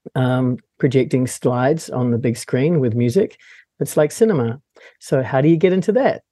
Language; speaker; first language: English; native; English